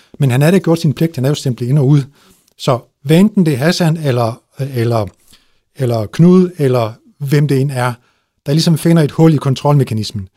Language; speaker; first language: Danish; early bilingual, other home language; Turkish